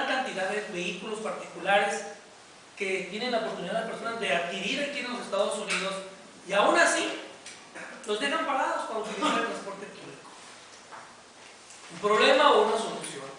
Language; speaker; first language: Spanish; native; Spanish